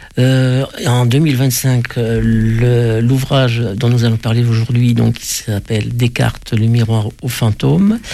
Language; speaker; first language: French; native; French